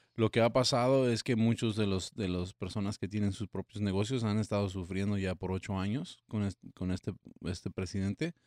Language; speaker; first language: Spanish; early bilingual, heritage; Spanish